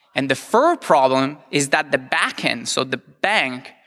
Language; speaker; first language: English; non-native, fluent; Italian